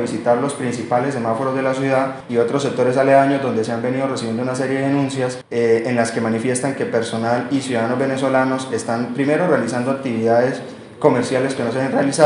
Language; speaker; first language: Spanish; native; Spanish